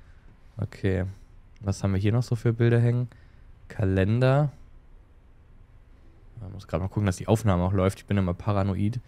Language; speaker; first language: German; native; German